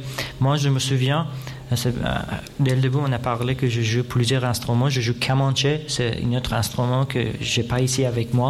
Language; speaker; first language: French; non-native, fluent; Persian